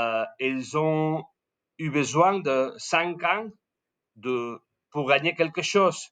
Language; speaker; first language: French; non-native, learner; Spanish